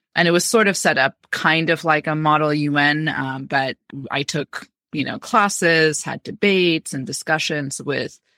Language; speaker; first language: English; early bilingual, other home language; Amharic